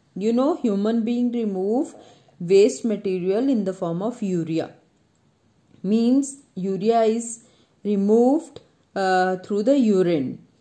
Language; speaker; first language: English; non-native, local second language; Punjabi